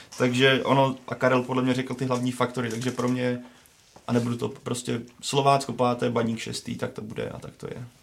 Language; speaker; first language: Czech; native; Czech